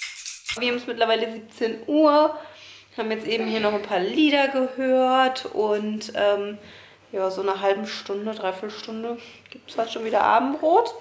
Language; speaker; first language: German; native; German